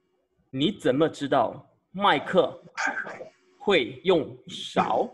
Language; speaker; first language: Chinese; non-native, fluent; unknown